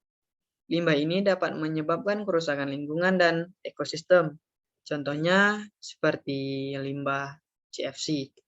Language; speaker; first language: Indonesian; native; Indonesian